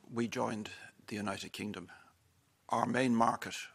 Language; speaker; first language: English; native; English